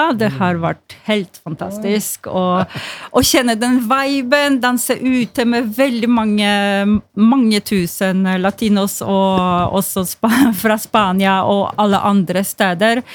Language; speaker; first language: Norwegian; non-native, fluent; Polish